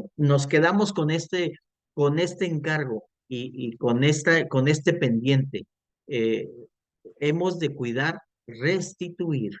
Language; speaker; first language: Spanish; native; Spanish